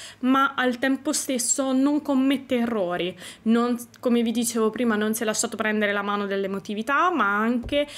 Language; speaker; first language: Italian; native; Italian